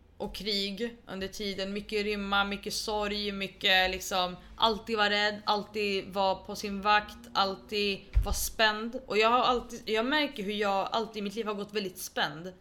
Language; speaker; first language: Swedish; early bilingual, other home language; Arabic